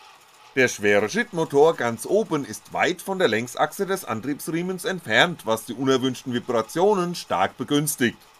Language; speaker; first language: German; native; German